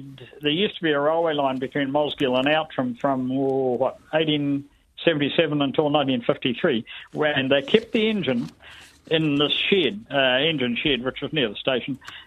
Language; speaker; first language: English; native; English